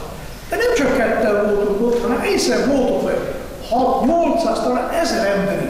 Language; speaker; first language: Hungarian; non-native, fluent; Italian